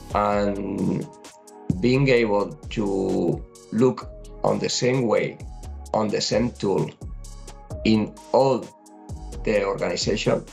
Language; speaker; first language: English; non-native, fluent; Spanish